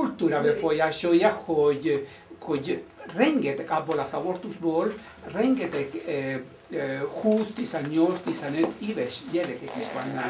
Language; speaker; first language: Hungarian; non-native, fluent; Spanish